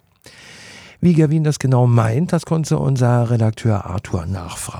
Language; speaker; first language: German; native; German